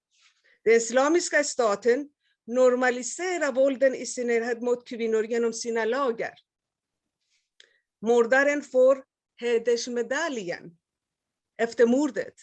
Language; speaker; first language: Swedish; non-native, fluent; Persian